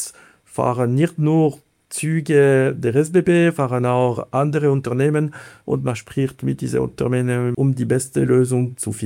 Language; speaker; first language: German; non-native, fluent; Italian